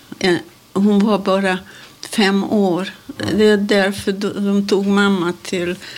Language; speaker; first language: Swedish; non-native, fluent; Hungarian